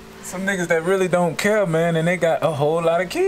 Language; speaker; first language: English; native; English